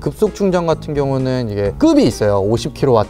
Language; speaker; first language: Korean; native; Korean